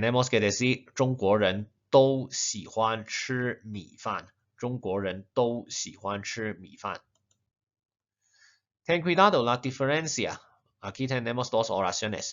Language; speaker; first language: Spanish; non-native, fluent; Chinese